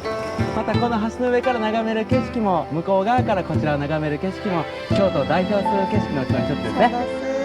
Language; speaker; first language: Japanese; native; Japanese